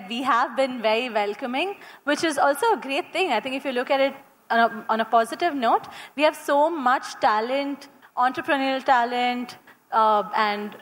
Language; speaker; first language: English; non-native, local second language; Kannada